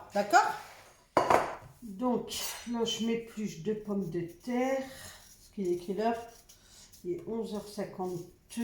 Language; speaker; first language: French; native; French